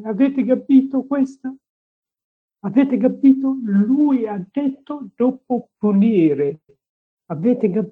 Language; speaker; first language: Italian; non-native, learner; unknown